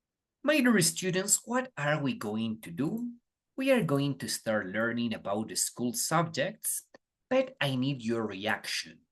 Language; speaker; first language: English; non-native, fluent; Spanish